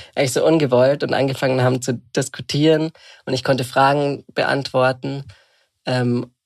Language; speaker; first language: German; native; German